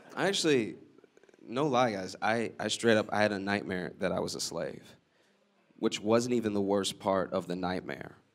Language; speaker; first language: English; native; English